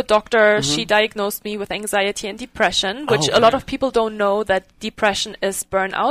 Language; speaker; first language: English; non-native, fluent; German